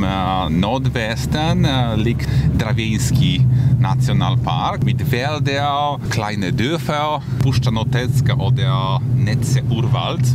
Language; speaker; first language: German; non-native, fluent; Polish